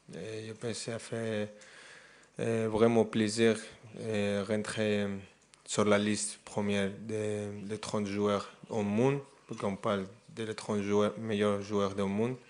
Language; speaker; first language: French; non-native, fluent; Spanish